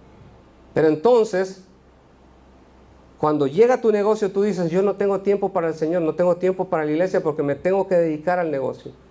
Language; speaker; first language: Spanish; native; Spanish